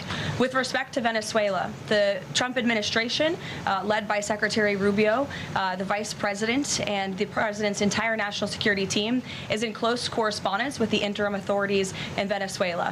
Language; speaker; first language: English; native; English